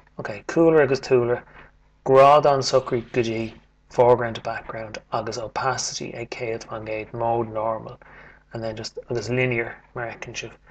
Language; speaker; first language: Irish; native; Irish